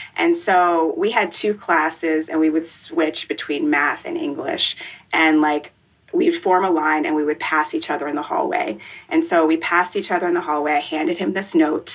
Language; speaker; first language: English; native; English